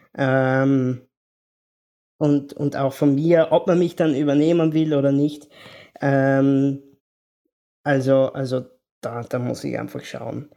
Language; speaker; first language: German; native; German